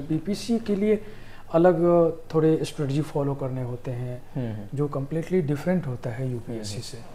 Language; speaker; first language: Hindi; native; Hindi